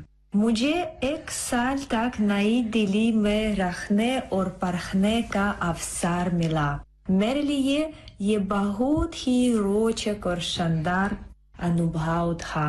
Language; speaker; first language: Hindi; non-native, fluent; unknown